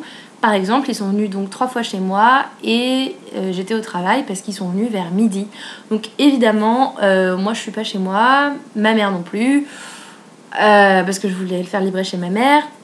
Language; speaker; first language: French; native; French